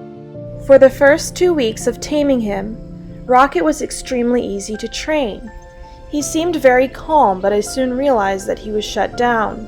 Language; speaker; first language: English; native; English